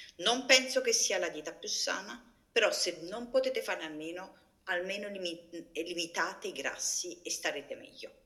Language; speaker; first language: Italian; native; Italian